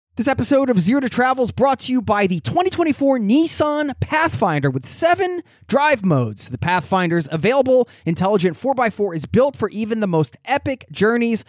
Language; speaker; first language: English; native; English